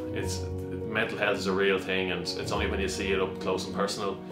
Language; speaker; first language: English; native; English